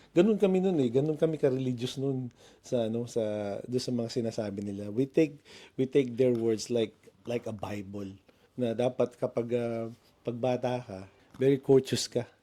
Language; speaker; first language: Filipino; native; Filipino